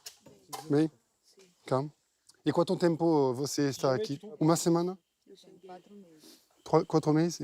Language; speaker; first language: Portuguese; non-native, learner; French